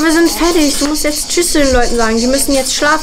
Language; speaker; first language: German; native; German